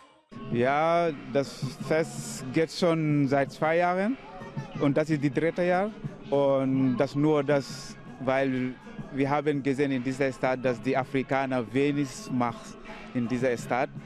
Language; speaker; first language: German; non-native, learner; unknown